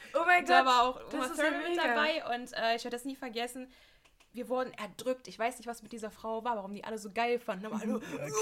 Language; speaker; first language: German; native; German